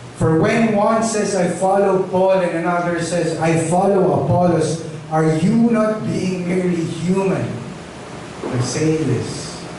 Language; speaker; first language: English; non-native, local second language; Filipino